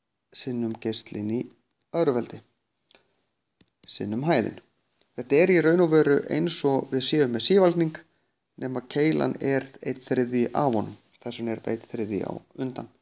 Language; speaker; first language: Icelandic; native; Icelandic